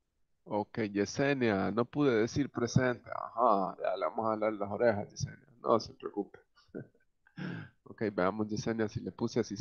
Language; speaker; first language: Spanish; native; Spanish